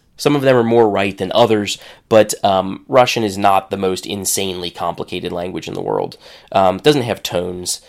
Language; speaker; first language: English; native; English